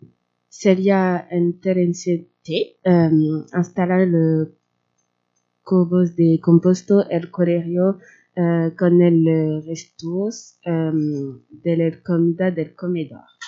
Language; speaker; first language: Spanish; non-native, learner; French